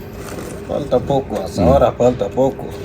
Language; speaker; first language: Spanish; non-native, learner; Bambara